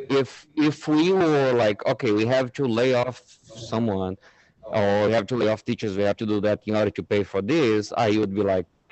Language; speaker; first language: English; non-native, fluent; Portuguese